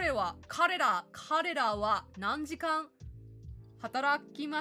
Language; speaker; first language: Japanese; non-native, learner; English